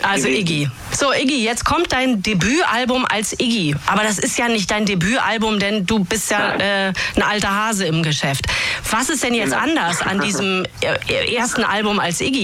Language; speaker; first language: German; native; German